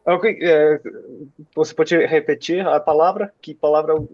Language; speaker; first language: Portuguese; non-native, fluent; Finnish